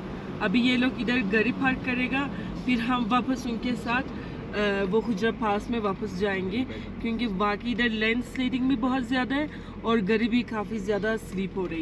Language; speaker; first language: Hindi; non-native, fluent; Turkish